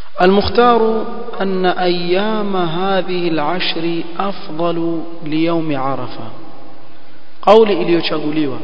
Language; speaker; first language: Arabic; non-native, fluent; Swahili